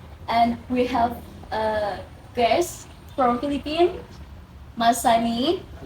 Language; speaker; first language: English; non-native, learner; Indonesian